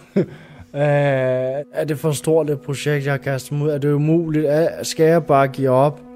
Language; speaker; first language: Danish; native; Danish